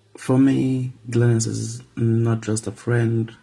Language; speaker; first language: English; non-native, fluent; Arabic